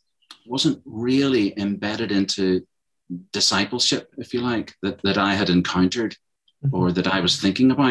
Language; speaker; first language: English; native; English